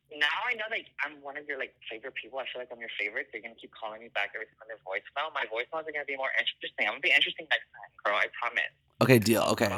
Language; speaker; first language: English; non-native, fluent; Arabic